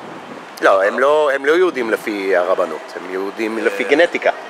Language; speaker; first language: Hebrew; non-native, fluent; English